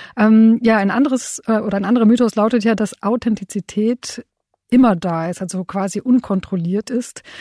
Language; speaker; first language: German; early bilingual, other home language; Romanian